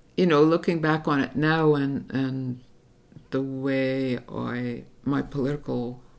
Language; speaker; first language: English; native; English